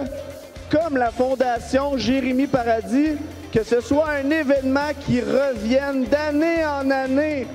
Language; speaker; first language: French; native; French